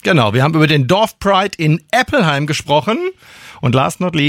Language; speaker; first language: German; native; German